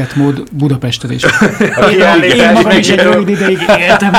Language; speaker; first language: Hungarian; native; Hungarian